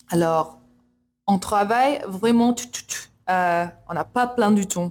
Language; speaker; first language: French; non-native, learner; English